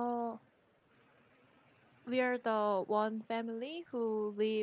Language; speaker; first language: English; non-native, learner; Korean